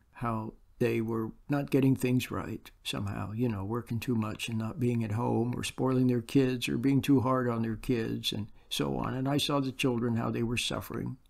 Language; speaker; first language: English; native; English